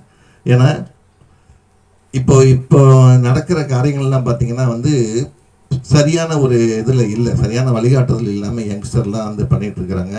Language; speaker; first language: Tamil; native; Tamil